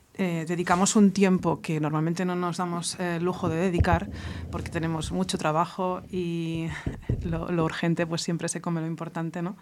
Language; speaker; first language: Spanish; native; Spanish